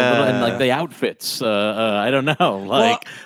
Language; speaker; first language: English; native; English